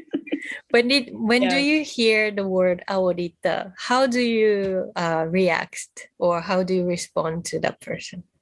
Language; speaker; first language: English; non-native, fluent; Japanese